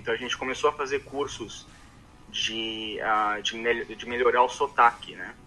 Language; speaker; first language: Portuguese; native; Portuguese